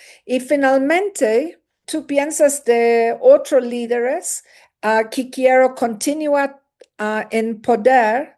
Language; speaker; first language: Spanish; non-native, learner; English